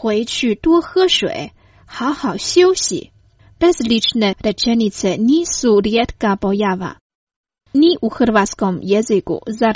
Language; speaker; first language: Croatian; non-native, fluent; Chinese